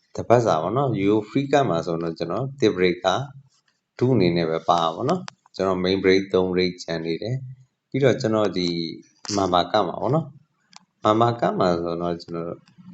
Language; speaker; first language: Burmese; native; Burmese